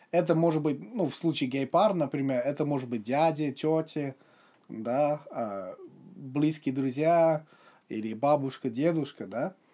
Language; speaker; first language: Russian; non-native, fluent; English